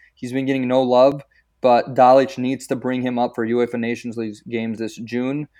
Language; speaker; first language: English; early bilingual, other home language; Croatian